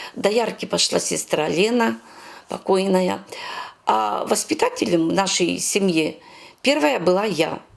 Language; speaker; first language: Russian; non-native, local second language; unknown